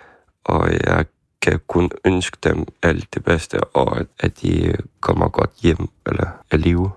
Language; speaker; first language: Danish; non-native, fluent; Ukrainian